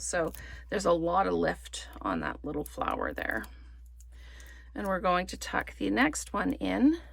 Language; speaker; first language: English; native; English